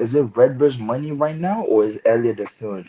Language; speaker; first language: English; native; English